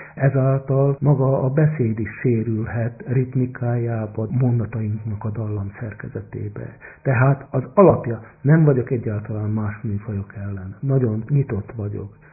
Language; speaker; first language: Hungarian; native; Hungarian